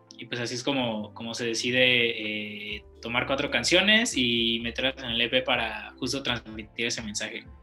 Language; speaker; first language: Spanish; native; Spanish